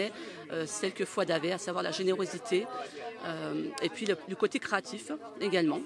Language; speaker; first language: French; native; French